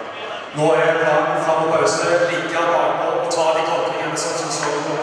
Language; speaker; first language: Norwegian; native; Norwegian